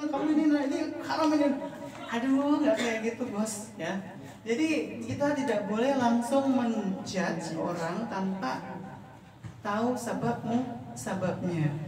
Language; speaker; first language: Indonesian; non-native, fluent; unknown